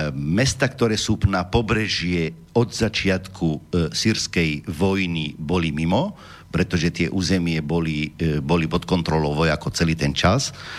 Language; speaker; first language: Slovak; non-native, fluent; Arabic